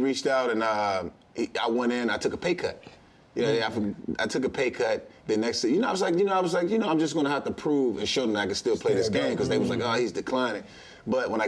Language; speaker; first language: English; native; English